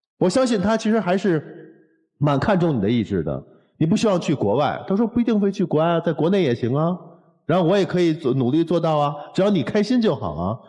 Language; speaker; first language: Chinese; native; Chinese